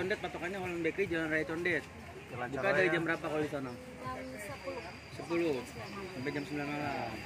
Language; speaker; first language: Indonesian; native; Indonesian